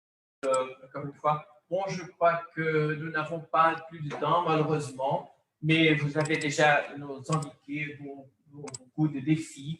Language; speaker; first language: French; non-native, fluent; Portuguese